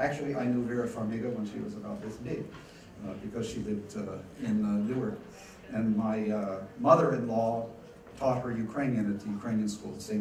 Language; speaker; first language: English; early bilingual, other home language; Ukrainian